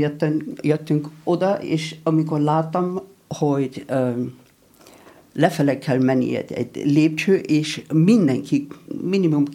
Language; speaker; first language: Hungarian; non-native, learner; German